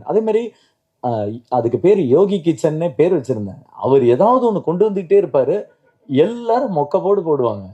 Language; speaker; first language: Tamil; native; Tamil